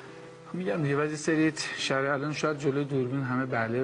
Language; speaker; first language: Persian; native; Persian